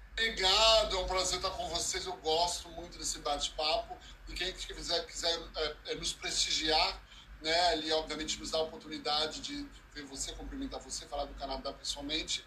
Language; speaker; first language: Portuguese; early bilingual, heritage; Portuguese